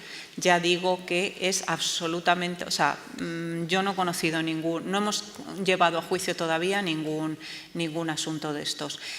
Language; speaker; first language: Spanish; native; Spanish